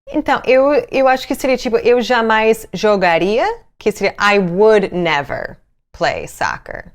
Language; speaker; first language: Portuguese; non-native, fluent; English